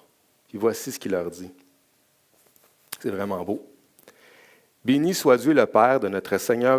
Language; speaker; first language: French; native; French